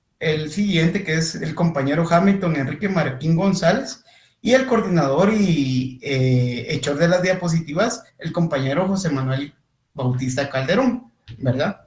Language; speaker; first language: Spanish; native; Spanish